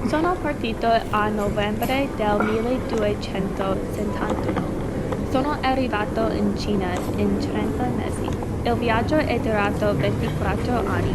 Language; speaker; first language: Italian; non-native, learner; English